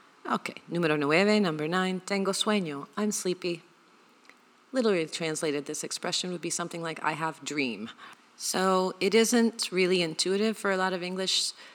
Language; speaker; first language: English; native; English